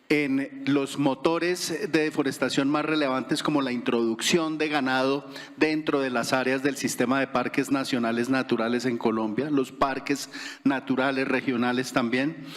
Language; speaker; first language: Spanish; native; Spanish